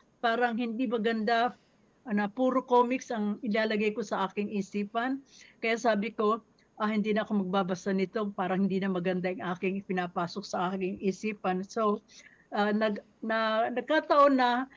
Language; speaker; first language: Filipino; native; Filipino